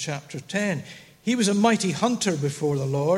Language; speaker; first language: English; native; English